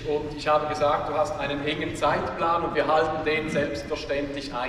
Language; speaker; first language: German; native; German